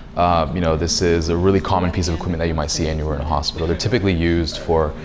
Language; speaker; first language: English; native; English